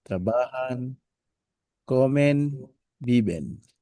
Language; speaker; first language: Spanish; non-native, learner; Filipino